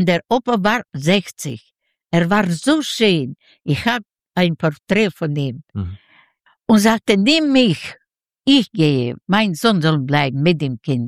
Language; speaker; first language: German; non-native, learner; Ukrainian